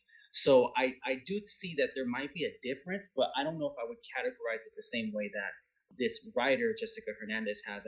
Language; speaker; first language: English; native; English